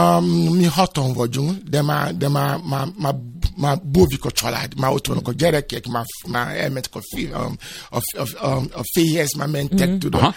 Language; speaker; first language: Hungarian; non-native, fluent; Yoruba